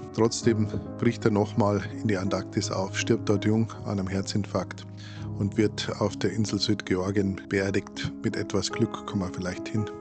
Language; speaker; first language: German; native; German